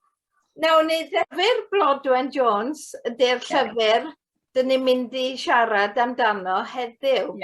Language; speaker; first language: Welsh; non-native, fluent; English